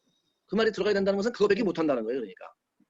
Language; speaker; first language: Korean; native; Korean